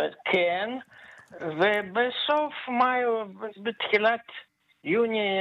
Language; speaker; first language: Hebrew; non-native, fluent; Russian